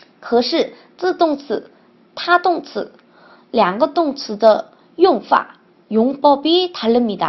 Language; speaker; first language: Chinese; non-native, learner; Korean